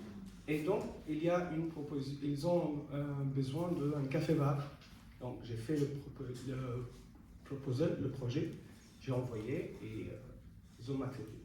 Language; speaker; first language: French; non-native, fluent; Arabic